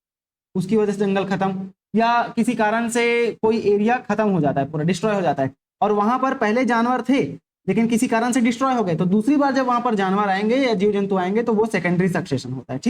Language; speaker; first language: Hindi; native; Hindi